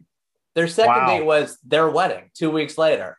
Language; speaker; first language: English; native; English